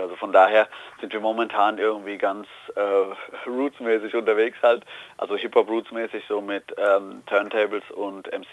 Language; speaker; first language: German; native; German